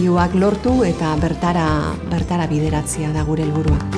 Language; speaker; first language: Basque; native; Basque